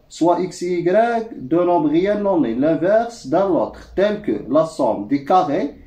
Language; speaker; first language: French; non-native, local second language; Arabic